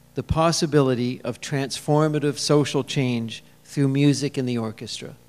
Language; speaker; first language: English; native; English